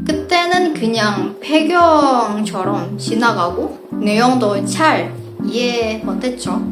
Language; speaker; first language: Korean; non-native, fluent; Indonesian